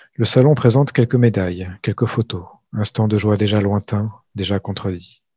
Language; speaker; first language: French; native; French